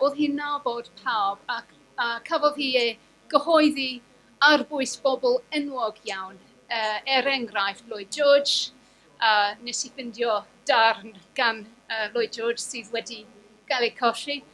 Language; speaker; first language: Welsh; non-native, fluent; English